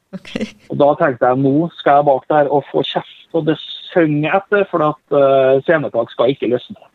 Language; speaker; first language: Norwegian; native; Norwegian